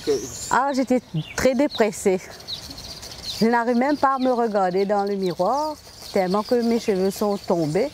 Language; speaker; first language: French; non-native, local second language; Morisyen